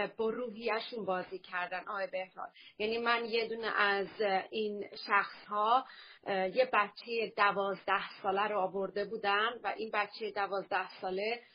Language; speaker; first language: Persian; early bilingual, heritage; Persian